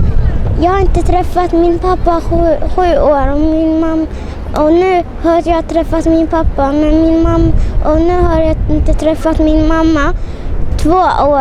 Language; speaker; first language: Swedish; early bilingual, other home language; Tigrinya